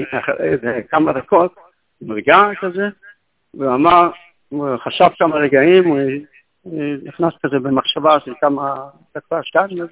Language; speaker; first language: Hebrew; non-native, local second language; Yiddish